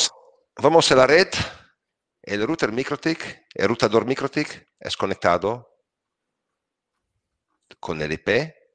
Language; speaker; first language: Spanish; non-native, learner; Italian